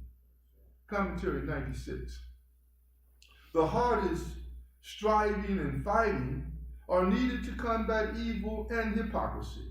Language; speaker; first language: English; native; English